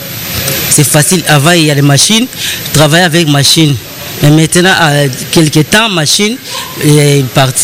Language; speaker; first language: French; non-native, learner; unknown